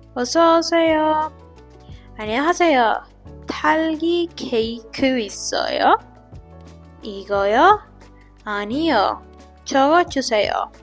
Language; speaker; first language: Korean; non-native, learner; Spanish